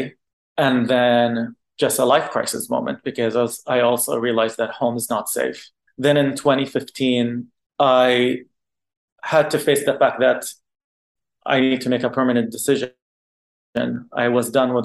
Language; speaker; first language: English; non-native, fluent; Arabic